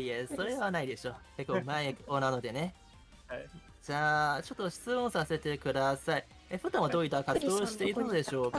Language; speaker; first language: Japanese; native; Japanese